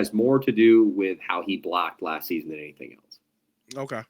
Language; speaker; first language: English; native; English